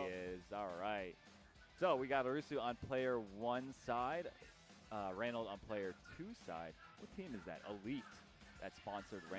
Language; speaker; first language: English; native; English